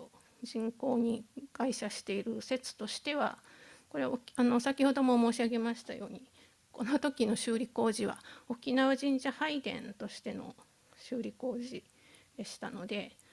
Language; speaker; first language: Japanese; native; Japanese